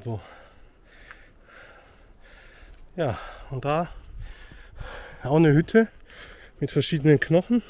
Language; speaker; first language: German; native; German